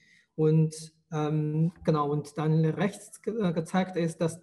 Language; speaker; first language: German; non-native, fluent; Chinese